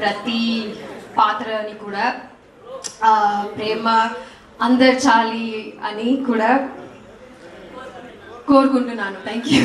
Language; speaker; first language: Telugu; non-native, learner; Malayalam